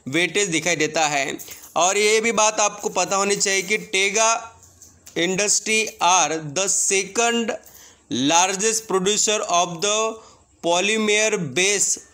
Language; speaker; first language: Hindi; native; Hindi